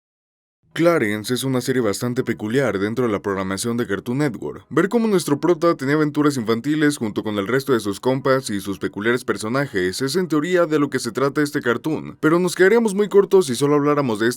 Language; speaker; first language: Spanish; native; Spanish